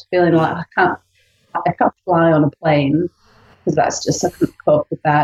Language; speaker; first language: English; native; English